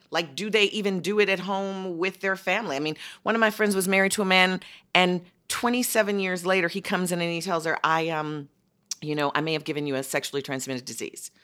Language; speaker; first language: English; native; English